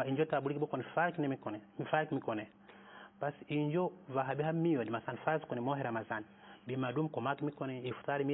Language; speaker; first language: Persian; non-native, fluent; Nyanja